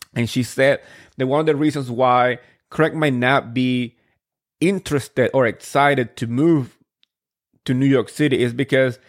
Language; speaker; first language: English; non-native, fluent; Spanish